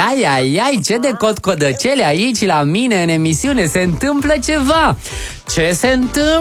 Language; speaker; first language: Romanian; native; Romanian